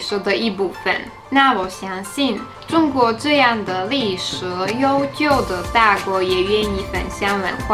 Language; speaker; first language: Chinese; non-native, fluent; Slovak